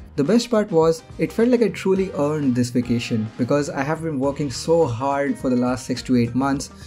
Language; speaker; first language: English; non-native, local second language; Hindi